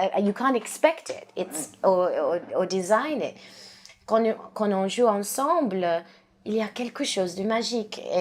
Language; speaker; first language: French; non-native, learner; English